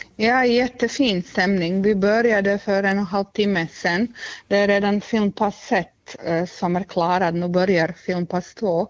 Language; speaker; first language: Swedish; non-native, fluent; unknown